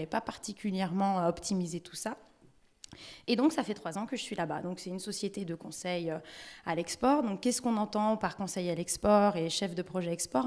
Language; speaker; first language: French; native; French